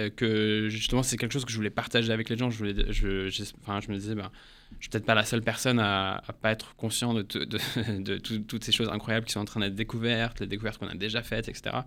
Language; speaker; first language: French; early bilingual, heritage; English